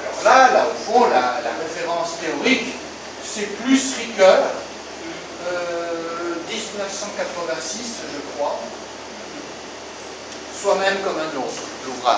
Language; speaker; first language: French; native; French